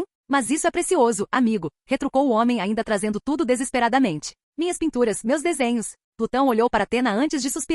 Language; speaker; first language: Portuguese; native; Portuguese